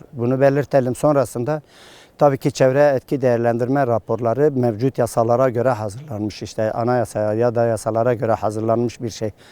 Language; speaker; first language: Turkish; non-native, local second language; Kurdish